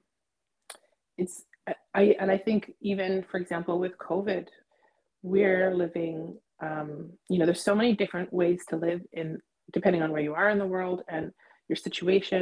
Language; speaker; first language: English; native; English